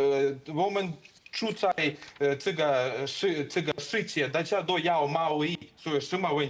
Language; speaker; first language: Chinese; non-native, fluent; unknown